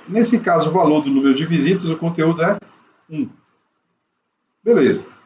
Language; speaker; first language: Portuguese; native; Portuguese